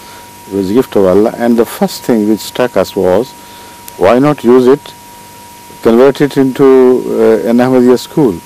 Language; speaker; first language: English; non-native, local second language; Urdu